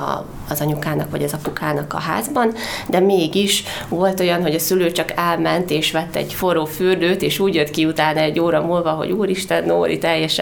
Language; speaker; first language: Hungarian; native; Hungarian